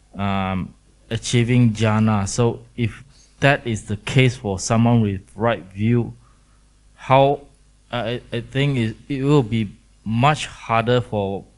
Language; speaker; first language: English; non-native, fluent; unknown